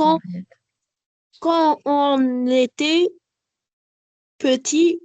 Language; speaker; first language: French; non-native, learner; Arabic